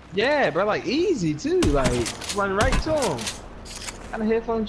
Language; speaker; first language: English; native; English